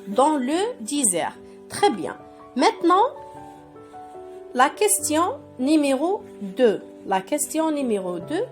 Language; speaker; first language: French; non-native, local second language; Arabic